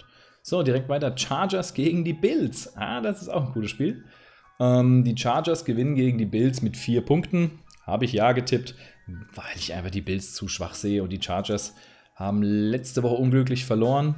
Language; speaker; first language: German; native; German